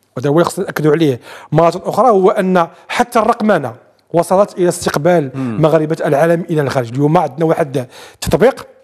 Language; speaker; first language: Arabic; native; Arabic